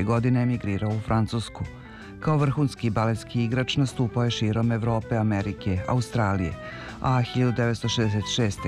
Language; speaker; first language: Serbian; native; Serbian